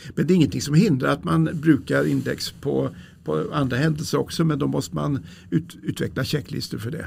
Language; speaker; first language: Swedish; native; Swedish